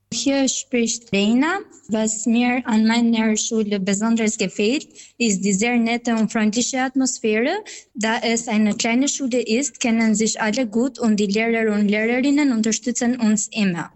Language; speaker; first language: German; non-native, fluent; Albanian